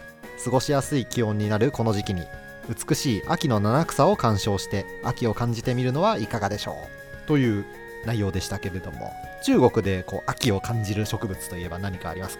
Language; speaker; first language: Japanese; native; Japanese